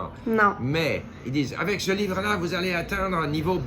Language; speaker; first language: French; non-native, fluent; English